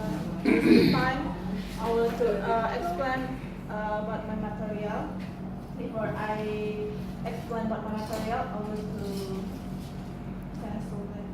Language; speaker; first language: English; non-native, learner; Indonesian